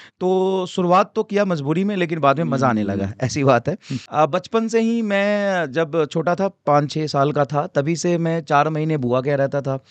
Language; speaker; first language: Hindi; native; Hindi